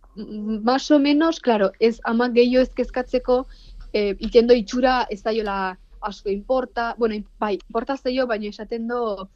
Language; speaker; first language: Basque; non-native, fluent; Ukrainian